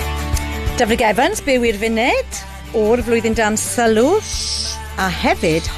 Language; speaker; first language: Welsh; native; Welsh